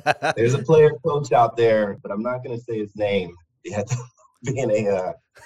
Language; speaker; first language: English; native; English